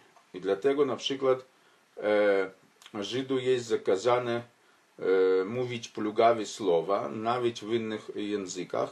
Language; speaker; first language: Polish; non-native, fluent; Ukrainian